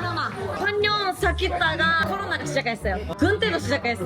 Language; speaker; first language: Korean; non-native, learner; Chinese